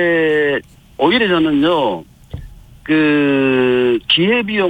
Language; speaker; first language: Korean; native; Korean